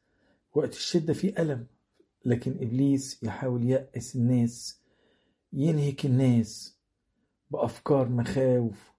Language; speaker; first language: Arabic; native; Arabic